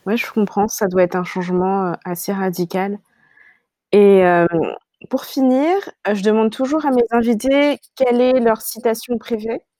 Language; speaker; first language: French; native; French